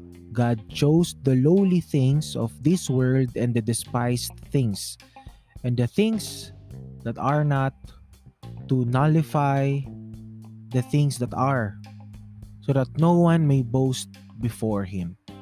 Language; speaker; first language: English; non-native, local second language; Filipino